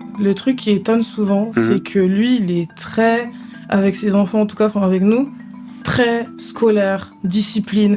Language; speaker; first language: French; early bilingual, other home language; Lingala